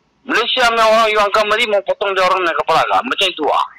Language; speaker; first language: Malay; non-native, local second language; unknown